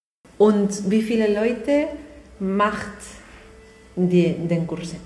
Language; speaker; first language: German; non-native, learner; Spanish